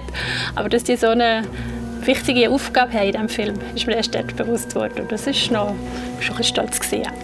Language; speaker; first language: German; native; German